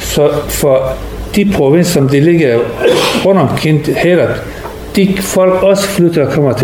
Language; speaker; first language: Danish; non-native, learner; Persian